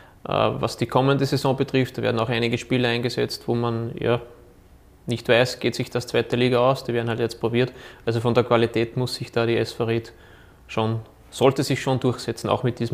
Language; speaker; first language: German; native; German